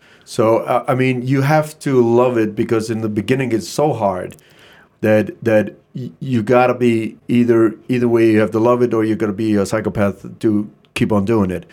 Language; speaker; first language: English; non-native, fluent; Icelandic